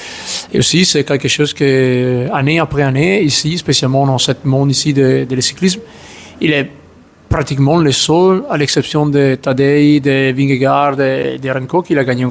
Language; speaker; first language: French; non-native, learner; Italian